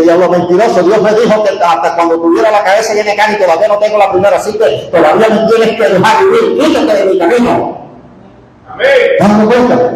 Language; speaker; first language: Spanish; native; Spanish